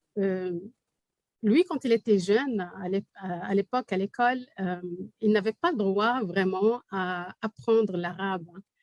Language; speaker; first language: French; non-native, local second language; Arabic